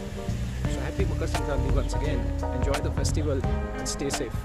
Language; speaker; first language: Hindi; non-native, local second language; Marathi